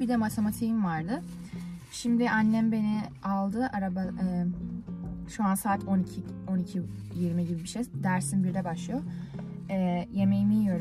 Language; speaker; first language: Turkish; early bilingual, heritage; Turkish